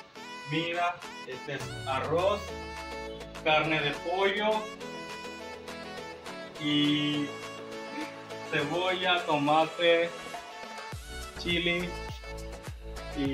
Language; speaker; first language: Spanish; non-native, learner; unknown